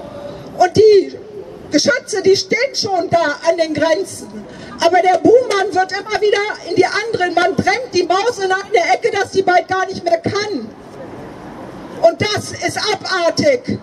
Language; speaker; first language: German; native; German